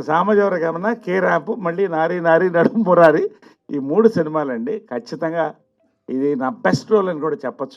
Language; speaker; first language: Telugu; native; Telugu